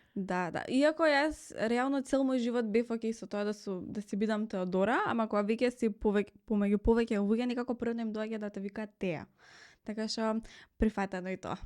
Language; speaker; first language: Macedonian; native; Macedonian